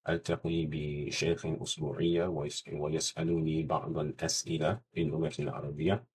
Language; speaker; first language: Arabic; non-native, fluent; English